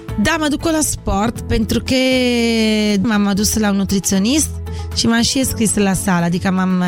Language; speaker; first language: Romanian; non-native, fluent; Italian